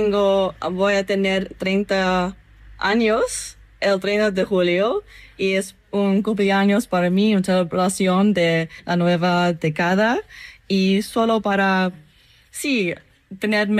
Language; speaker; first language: Spanish; non-native, fluent; English